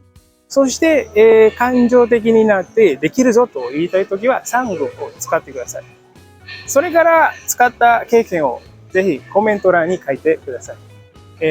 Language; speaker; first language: Japanese; non-native, fluent; Indonesian